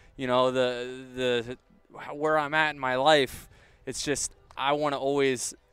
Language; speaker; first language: English; native; English